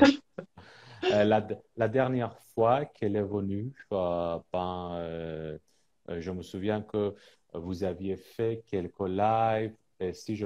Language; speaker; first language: French; non-native, fluent; Persian